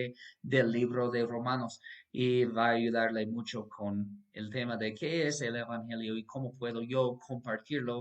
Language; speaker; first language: Spanish; non-native, fluent; English